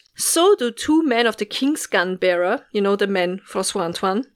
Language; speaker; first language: English; non-native, fluent; German